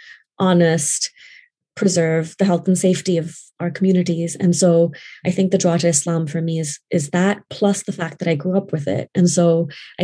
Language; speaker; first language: English; non-native, local second language; Urdu